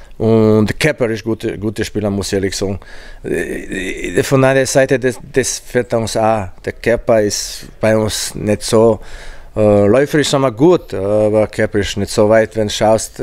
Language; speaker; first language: German; non-native, fluent; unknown